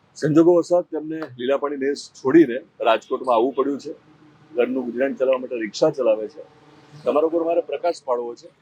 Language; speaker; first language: Gujarati; native; Gujarati